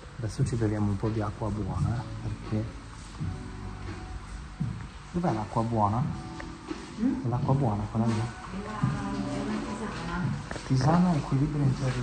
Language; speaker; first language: Italian; native; Italian